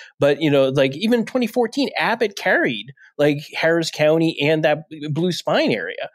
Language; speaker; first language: English; native; English